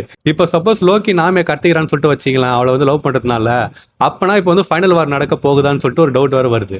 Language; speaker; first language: Tamil; native; Tamil